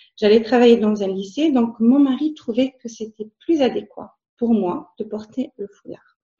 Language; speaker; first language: French; non-native, local second language; Arabic